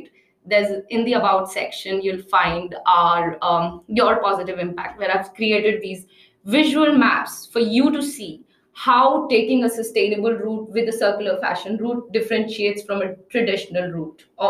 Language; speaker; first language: English; non-native, local second language; Hindi